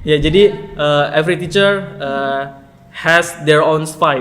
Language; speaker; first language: English; non-native, learner; Indonesian